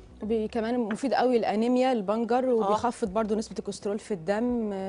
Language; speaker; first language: Arabic; native; Arabic